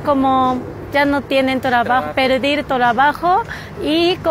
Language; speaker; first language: Spanish; non-native, learner; Japanese